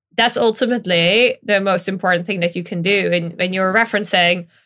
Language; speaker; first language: English; non-native, fluent; Dutch